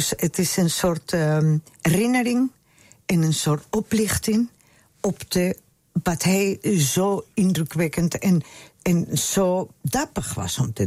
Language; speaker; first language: Dutch; non-native, fluent; Spanish